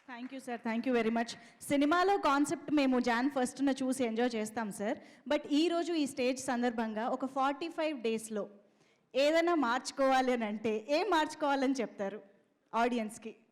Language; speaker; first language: Telugu; native; Telugu